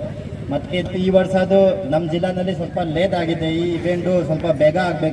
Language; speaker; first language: Kannada; non-native, fluent; Manipuri